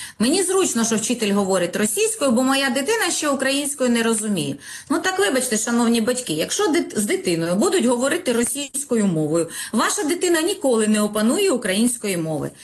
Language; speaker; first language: Ukrainian; non-native, local second language; Russian